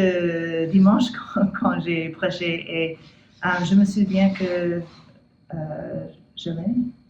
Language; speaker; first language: French; non-native, learner; English